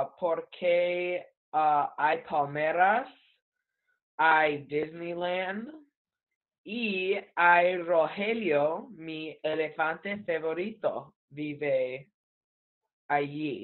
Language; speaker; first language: Spanish; non-native, learner; English